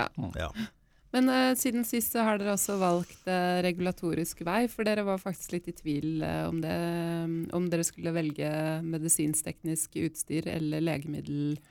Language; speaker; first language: Norwegian; native; Norwegian